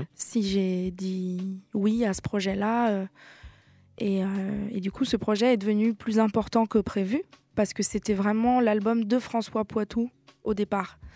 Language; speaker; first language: French; native; French